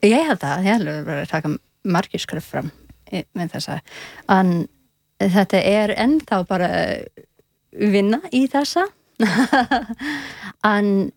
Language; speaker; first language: Icelandic; non-native, learner; English